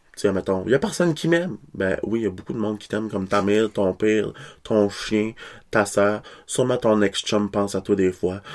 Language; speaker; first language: French; native; French